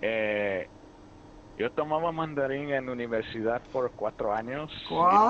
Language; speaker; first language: Spanish; early bilingual, heritage; Spanish